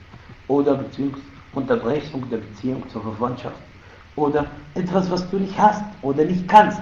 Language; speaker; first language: German; non-native, fluent; Arabic